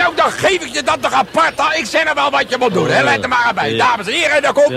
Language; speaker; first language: Dutch; native; Dutch